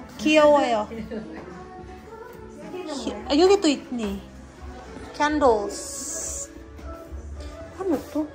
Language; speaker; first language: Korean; non-native, learner; Filipino